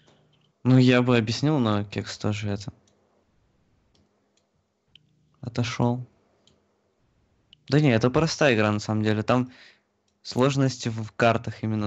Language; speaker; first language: Russian; native; Russian